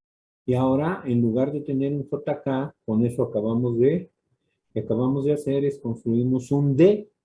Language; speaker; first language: Spanish; native; Spanish